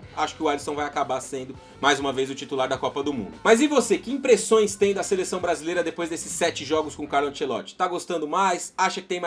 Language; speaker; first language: Portuguese; native; Portuguese